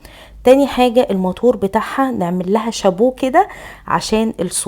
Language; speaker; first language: Arabic; native; Arabic